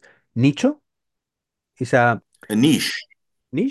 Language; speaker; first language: English; non-native, learner; Spanish